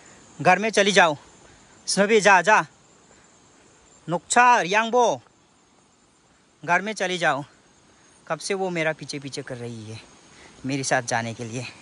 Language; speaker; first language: Hindi; non-native, local second language; Garo